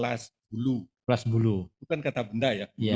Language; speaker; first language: Indonesian; native; Indonesian